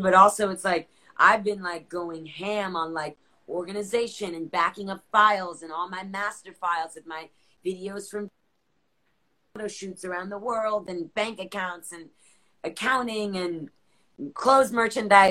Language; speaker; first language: English; native; English